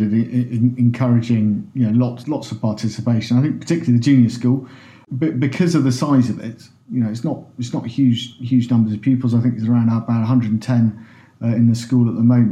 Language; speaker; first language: English; native; English